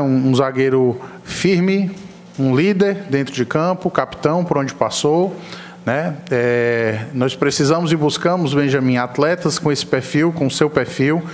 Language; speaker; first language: Portuguese; native; Portuguese